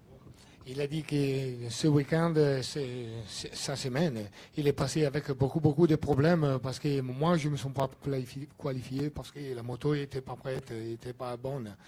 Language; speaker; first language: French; non-native, learner; Italian